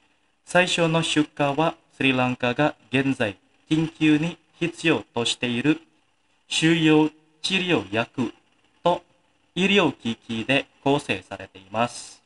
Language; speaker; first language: Japanese; non-native, fluent; Indonesian